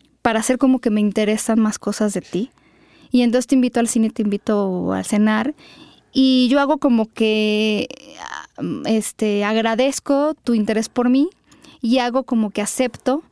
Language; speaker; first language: Spanish; native; Spanish